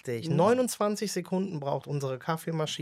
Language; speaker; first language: German; native; German